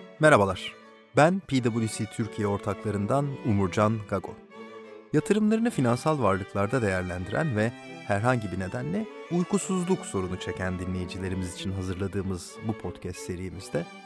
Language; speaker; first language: Turkish; native; Turkish